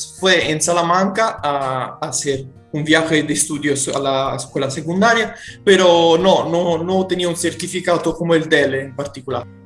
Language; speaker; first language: Spanish; non-native, fluent; Italian